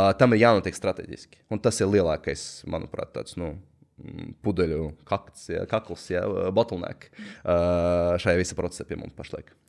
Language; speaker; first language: Latvian; native; Latvian